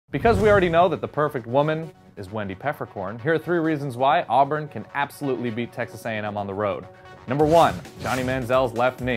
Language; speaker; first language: English; native; English